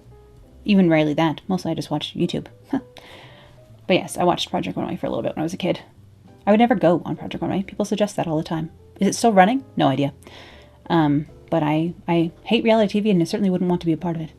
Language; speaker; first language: English; native; English